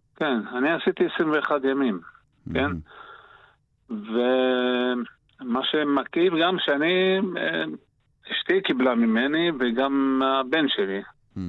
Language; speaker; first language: Hebrew; native; Hebrew